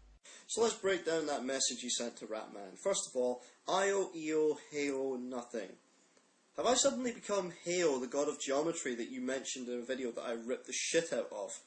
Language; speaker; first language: English; native; English